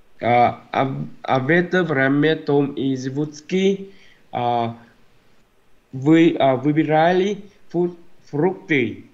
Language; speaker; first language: Russian; non-native, learner; Vietnamese